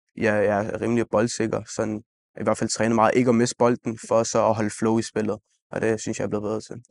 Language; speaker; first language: Danish; native; Danish